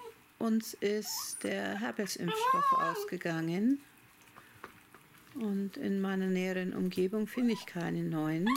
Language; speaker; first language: German; native; German